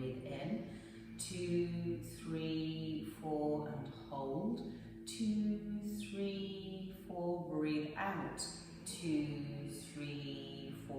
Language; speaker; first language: English; native; English